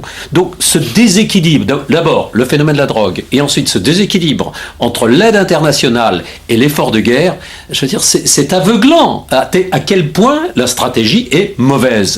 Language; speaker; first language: French; native; French